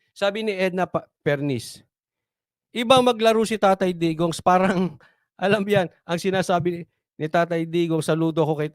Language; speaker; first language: Filipino; native; Filipino